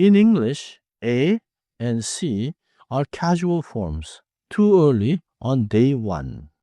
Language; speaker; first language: English; non-native, fluent; Korean